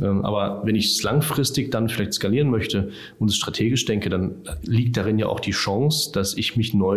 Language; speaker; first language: German; native; German